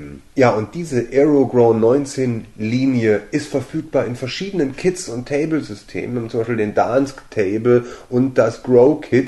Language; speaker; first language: German; native; German